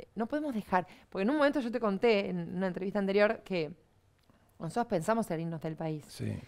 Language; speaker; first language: Spanish; native; Spanish